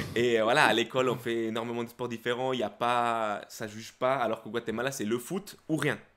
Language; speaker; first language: French; early bilingual, other home language; Spanish